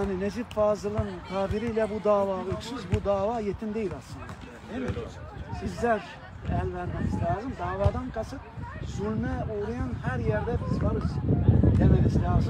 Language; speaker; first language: Turkish; native; Turkish